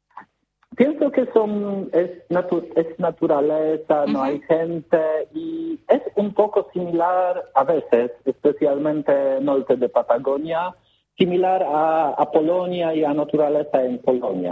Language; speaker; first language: Spanish; non-native, learner; Polish